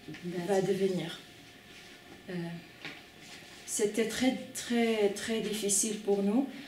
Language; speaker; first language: French; non-native, fluent; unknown